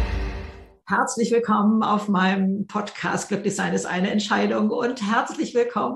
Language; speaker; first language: German; native; German